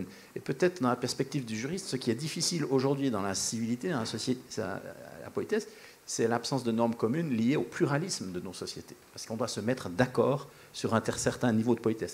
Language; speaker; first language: French; native; French